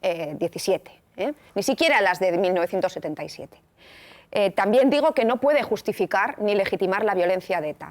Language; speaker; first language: Spanish; native; Spanish